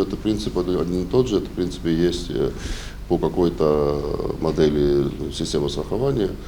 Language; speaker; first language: Ukrainian; non-native, learner; Georgian